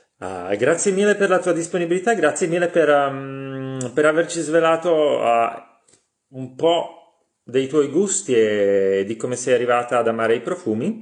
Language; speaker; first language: Italian; non-native, fluent; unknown